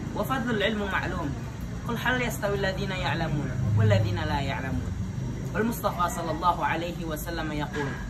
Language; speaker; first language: Arabic; non-native, learner; Indonesian